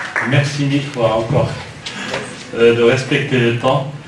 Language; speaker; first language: French; non-native, local second language; Arabic